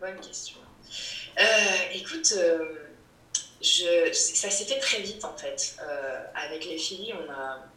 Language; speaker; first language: French; native; French